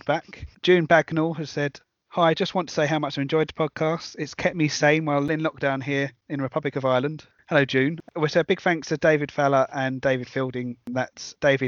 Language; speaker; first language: English; native; English